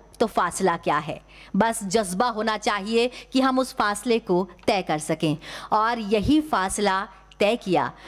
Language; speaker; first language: Hindi; native; Hindi